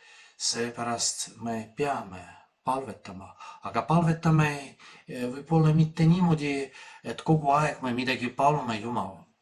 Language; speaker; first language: Estonian; non-native, fluent; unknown